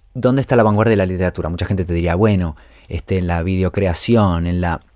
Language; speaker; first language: Spanish; native; Spanish